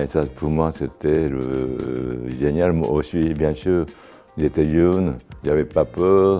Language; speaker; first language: French; non-native, fluent; Japanese